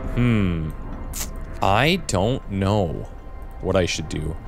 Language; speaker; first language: English; native; English